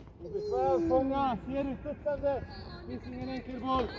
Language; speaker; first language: Swedish; non-native, fluent; Serbian